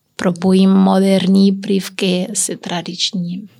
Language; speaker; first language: Czech; non-native, learner; Kabuverdianu